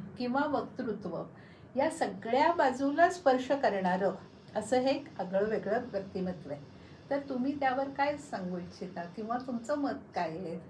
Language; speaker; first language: Marathi; native; Marathi